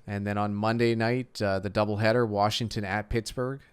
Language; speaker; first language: English; native; English